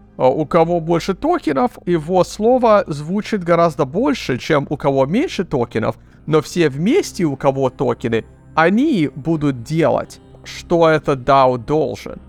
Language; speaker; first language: Russian; early bilingual, heritage; Russian